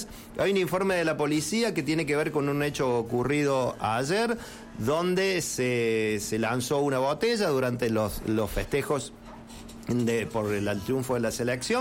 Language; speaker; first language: Spanish; native; Spanish